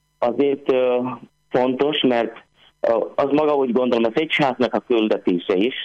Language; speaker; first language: Hungarian; non-native, fluent; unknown